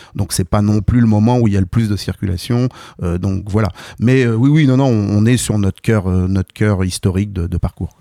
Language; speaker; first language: French; native; French